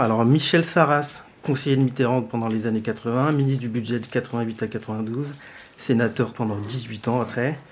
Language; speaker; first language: French; native; French